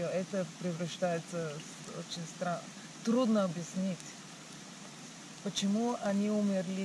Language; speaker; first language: Russian; non-native, learner; Bulgarian